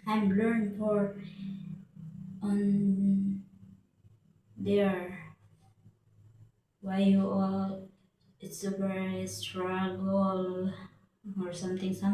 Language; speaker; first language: English; non-native, local second language; Filipino